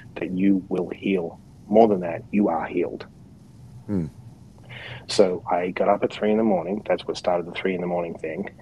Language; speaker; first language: English; native; English